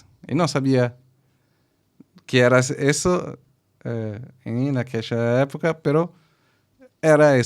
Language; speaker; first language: Spanish; non-native, fluent; Portuguese